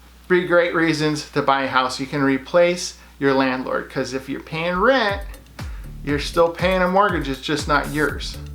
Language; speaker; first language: English; native; English